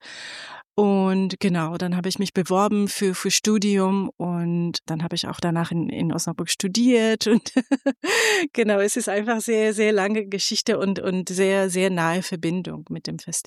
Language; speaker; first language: German; non-native, fluent; Persian